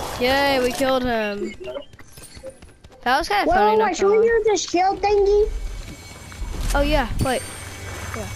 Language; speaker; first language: English; native; English